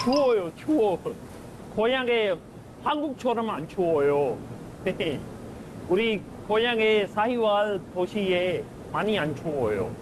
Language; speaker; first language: Korean; non-native, learner; Urdu